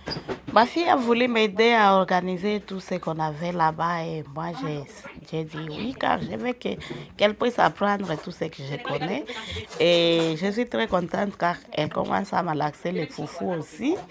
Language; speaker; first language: French; non-native, local second language; Swahili